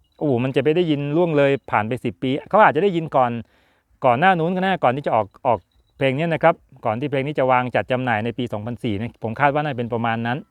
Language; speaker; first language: Thai; native; Thai